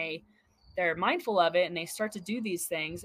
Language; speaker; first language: English; native; English